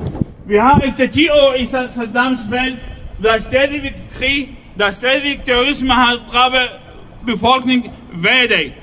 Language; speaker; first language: Danish; non-native, learner; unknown